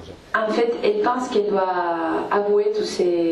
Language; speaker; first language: French; non-native, fluent; Spanish